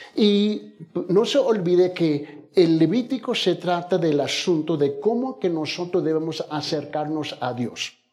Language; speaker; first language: Spanish; early bilingual, heritage; Spanish